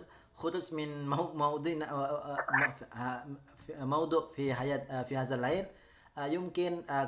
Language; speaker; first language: Arabic; non-native, learner; Indonesian